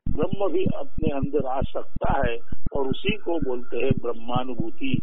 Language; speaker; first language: Hindi; non-native, local second language; Marathi